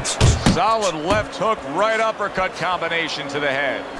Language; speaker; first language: English; native; English